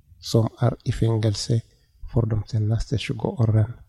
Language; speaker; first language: Swedish; non-native, learner; Tigrinya